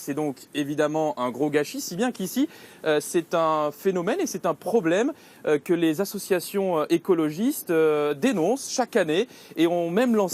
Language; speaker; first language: French; native; French